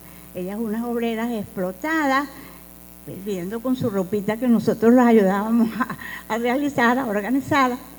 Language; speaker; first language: Spanish; native; Spanish